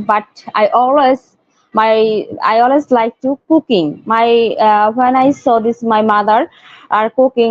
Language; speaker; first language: English; non-native, learner; Bangla